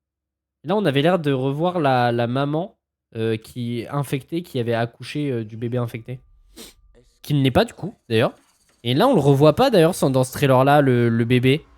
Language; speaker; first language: French; native; French